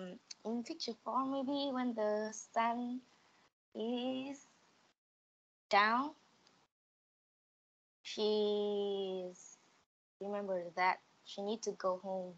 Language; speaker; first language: English; non-native, learner; Vietnamese